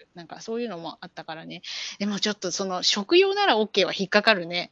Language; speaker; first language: Japanese; native; Japanese